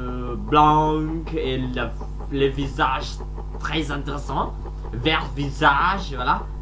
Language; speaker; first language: French; non-native, learner; Sasak